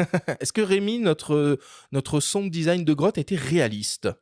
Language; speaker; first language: French; native; French